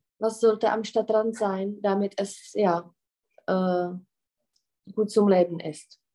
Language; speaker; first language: German; non-native, fluent; Czech